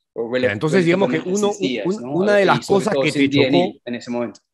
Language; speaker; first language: Spanish; non-native, fluent; English